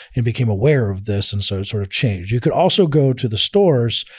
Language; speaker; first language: English; native; English